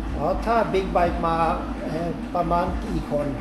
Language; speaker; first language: Thai; non-native, fluent; Norwegian